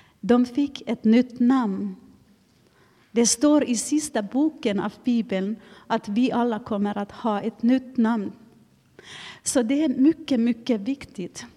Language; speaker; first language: Swedish; non-native, fluent; Finnish